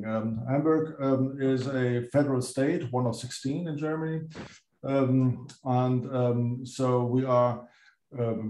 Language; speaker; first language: English; non-native, fluent; German